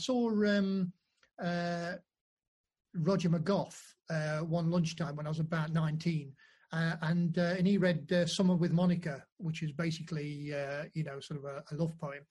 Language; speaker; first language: English; native; English